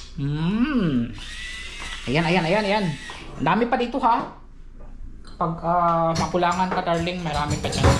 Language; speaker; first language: Filipino; native; Filipino